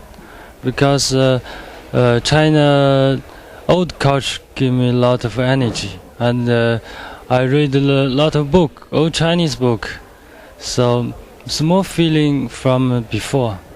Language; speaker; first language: English; non-native, learner; Chinese